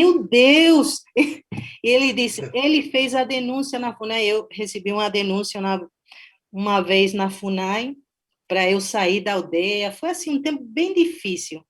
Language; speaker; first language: Portuguese; non-native, fluent; Spanish